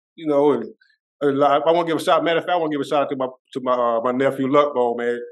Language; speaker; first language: English; native; English